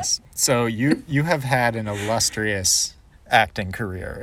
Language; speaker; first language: English; native; English